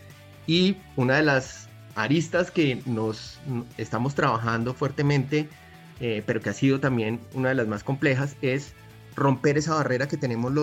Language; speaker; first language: Spanish; native; Spanish